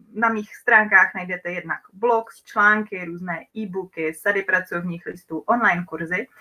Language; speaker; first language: Czech; native; Czech